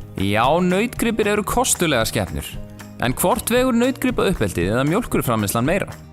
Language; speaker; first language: Icelandic; native; Icelandic